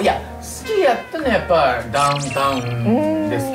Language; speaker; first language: Japanese; native; Japanese